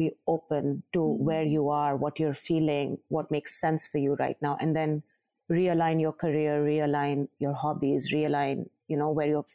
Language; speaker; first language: English; non-native, local second language; Urdu